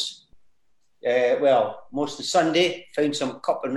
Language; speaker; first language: English; native; English